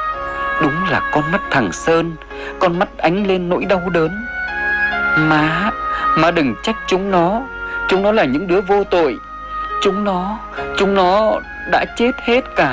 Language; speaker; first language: Vietnamese; native; Vietnamese